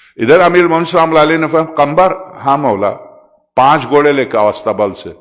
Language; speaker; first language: Urdu; native; Urdu